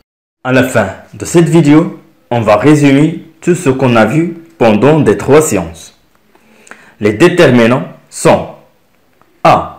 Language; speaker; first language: French; non-native, local second language; Arabic